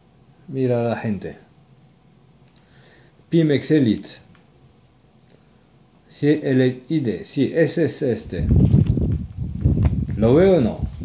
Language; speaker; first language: Spanish; non-native, learner; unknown